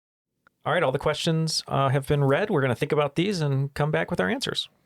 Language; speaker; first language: English; native; English